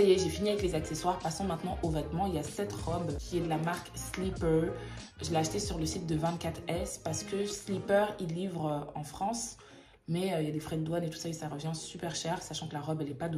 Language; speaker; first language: French; native; French